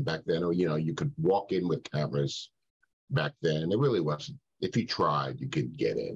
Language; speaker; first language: English; native; English